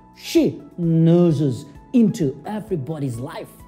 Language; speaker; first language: English; non-native, fluent; Turkish